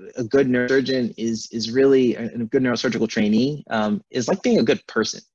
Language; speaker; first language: English; native; English